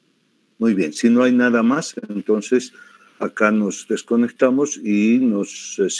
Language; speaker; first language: Spanish; native; Spanish